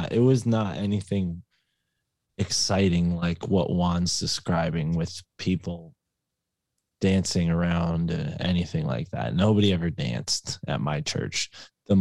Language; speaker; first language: English; native; English